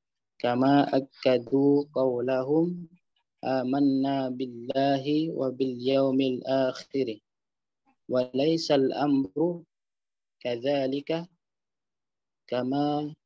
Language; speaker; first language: Arabic; non-native, learner; Indonesian